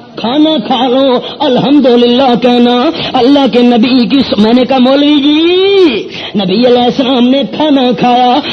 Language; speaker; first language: Urdu; non-native, local second language; Pashto